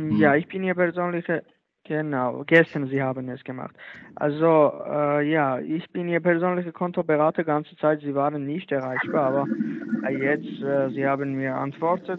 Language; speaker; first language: German; non-native, learner; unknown